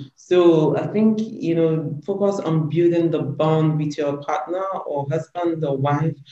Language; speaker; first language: English; non-native, local second language; Igbo